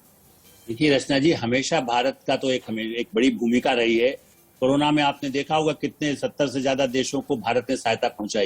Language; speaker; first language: Hindi; native; Hindi